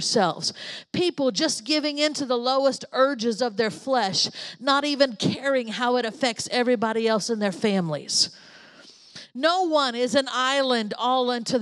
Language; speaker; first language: English; native; English